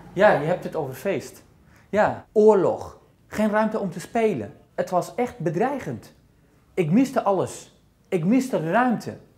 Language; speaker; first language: Dutch; non-native, fluent; Arabic